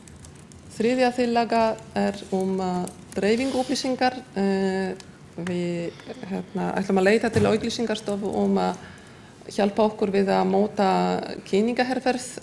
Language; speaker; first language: Icelandic; non-native, fluent; Polish